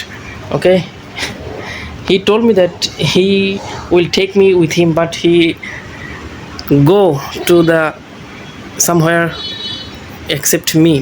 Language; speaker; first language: English; non-native, learner; Bangla